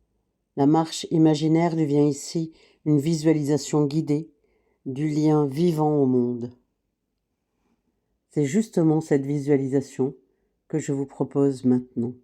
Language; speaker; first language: French; native; French